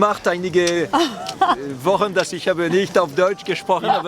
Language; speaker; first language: German; non-native, local second language; French